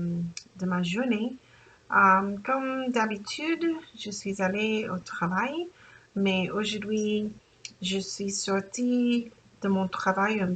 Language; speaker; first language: French; non-native, learner; English